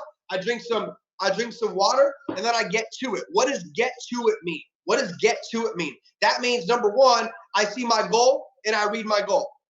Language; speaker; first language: English; native; English